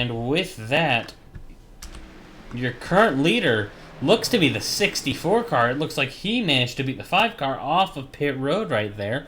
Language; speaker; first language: English; native; English